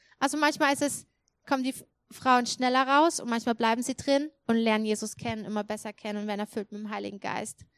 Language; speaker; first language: German; native; German